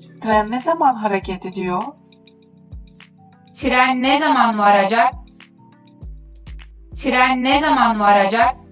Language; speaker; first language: Turkish; non-native, fluent; Uzbek